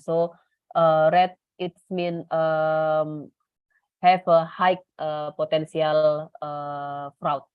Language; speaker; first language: English; non-native, learner; Indonesian